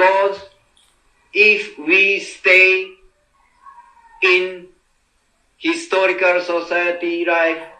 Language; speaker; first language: English; non-native, learner; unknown